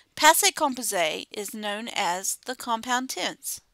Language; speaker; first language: English; native; English